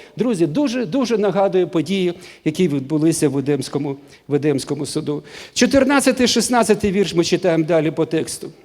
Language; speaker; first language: Ukrainian; non-native, local second language; Russian